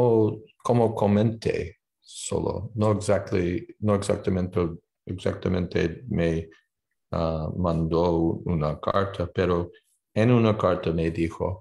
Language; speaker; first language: Spanish; non-native, fluent; English